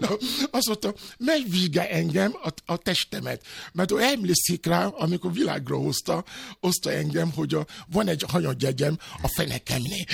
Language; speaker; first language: Hungarian; non-native, fluent; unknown